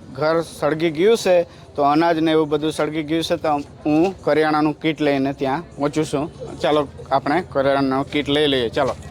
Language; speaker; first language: Gujarati; non-native, local second language; Vasavi